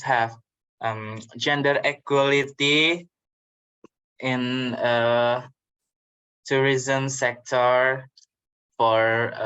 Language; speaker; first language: English; non-native, learner; Indonesian